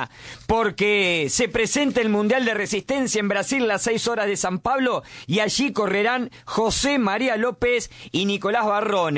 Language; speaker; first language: Spanish; native; Spanish